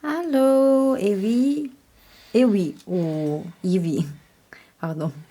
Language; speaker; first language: French; non-native, learner; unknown